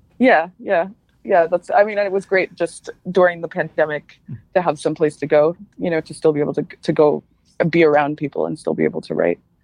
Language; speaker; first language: English; native; English